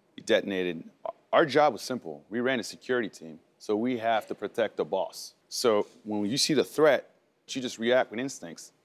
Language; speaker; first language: English; early bilingual, other home language; French